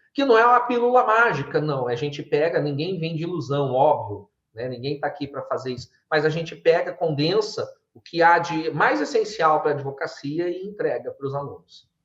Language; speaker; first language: Portuguese; native; Portuguese